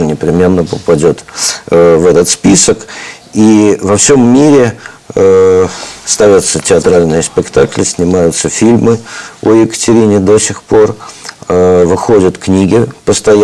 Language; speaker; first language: Russian; native; Russian